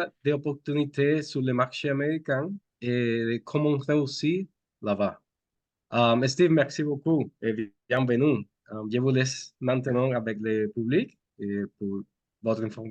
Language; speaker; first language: French; non-native, fluent; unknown